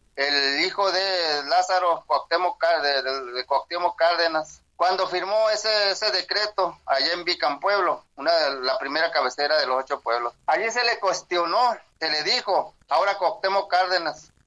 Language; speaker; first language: Spanish; non-native, local second language; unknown